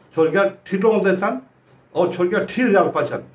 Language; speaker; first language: Hindi; native; Hindi